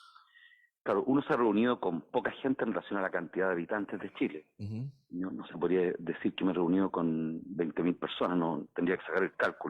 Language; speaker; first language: Spanish; native; Spanish